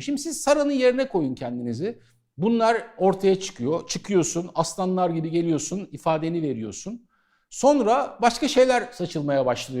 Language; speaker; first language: Turkish; native; Turkish